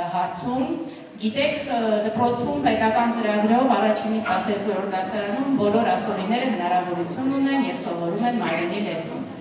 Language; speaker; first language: Armenian; native; Armenian